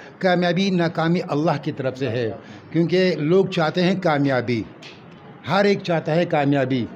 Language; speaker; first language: Urdu; non-native, local second language; Pashto